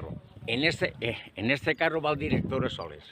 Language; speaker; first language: Catalan; native; Catalan